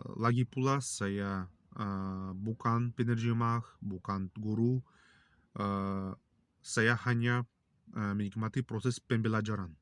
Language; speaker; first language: Indonesian; non-native, learner; Russian